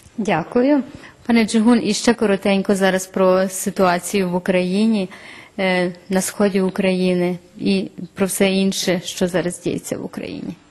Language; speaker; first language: Ukrainian; early bilingual, heritage; Ukrainian